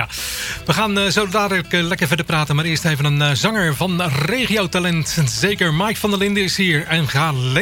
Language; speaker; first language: Dutch; native; Dutch